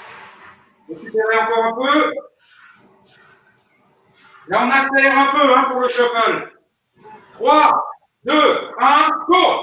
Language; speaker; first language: French; native; French